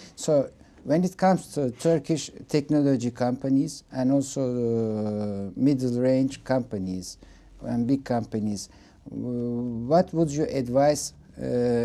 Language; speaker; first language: English; non-native, fluent; Turkish